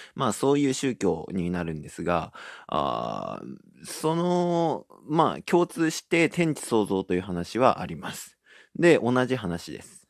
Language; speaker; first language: Japanese; native; Japanese